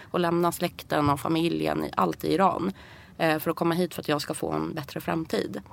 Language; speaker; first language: Swedish; early bilingual, other home language; Persian